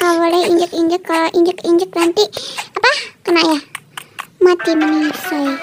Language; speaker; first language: Indonesian; native; Indonesian